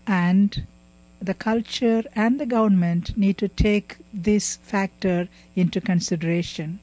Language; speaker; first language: English; non-native, local second language; Tamil